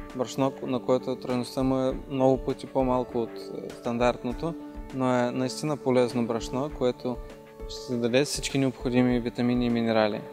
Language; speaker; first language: Bulgarian; native; Bulgarian